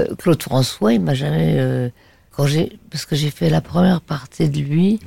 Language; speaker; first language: French; native; French